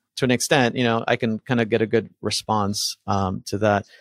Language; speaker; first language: English; early bilingual, other home language; Spanish